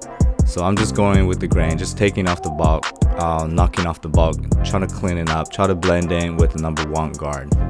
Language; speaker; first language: English; non-native, fluent; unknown